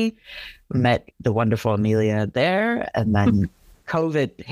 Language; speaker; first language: English; non-native, local second language; Cantonese